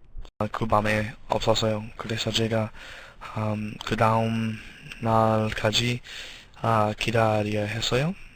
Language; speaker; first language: Korean; non-native, learner; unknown